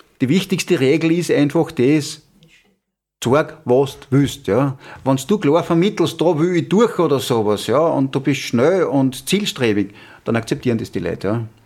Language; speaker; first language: German; native; German